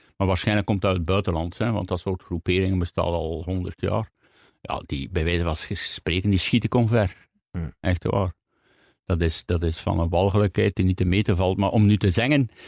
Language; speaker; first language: Dutch; native; Dutch